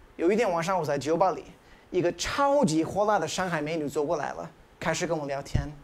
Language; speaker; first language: Chinese; non-native, fluent; English